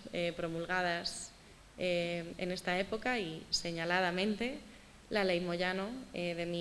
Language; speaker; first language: Spanish; native; Spanish